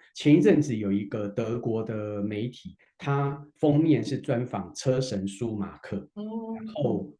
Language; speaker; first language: Chinese; native; Chinese